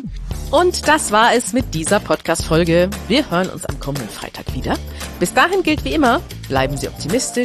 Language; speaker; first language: German; native; German